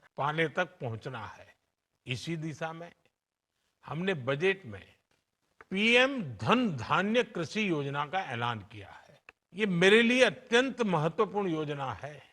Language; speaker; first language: Hindi; non-native, local second language; Gujarati